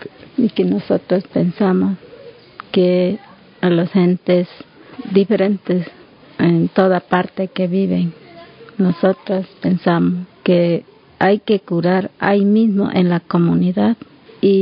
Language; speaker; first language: Spanish; non-native, local second language; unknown